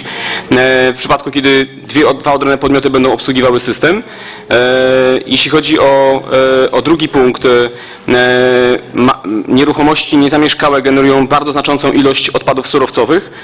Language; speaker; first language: Polish; native; Polish